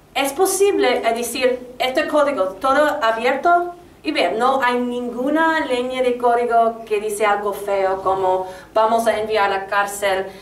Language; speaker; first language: Spanish; non-native, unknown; English